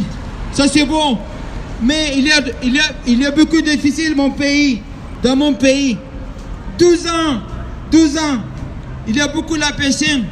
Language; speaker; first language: French; non-native, learner; Tigrinya